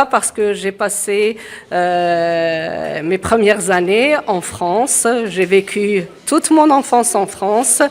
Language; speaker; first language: French; early bilingual, other home language; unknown